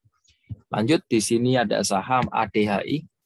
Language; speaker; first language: Indonesian; native; Indonesian